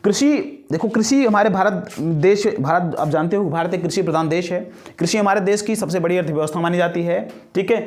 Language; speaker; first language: Hindi; native; Hindi